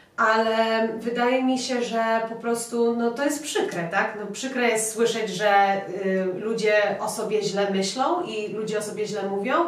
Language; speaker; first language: Polish; early bilingual, heritage; Polish